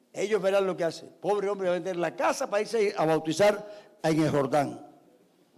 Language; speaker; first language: Spanish; native; Spanish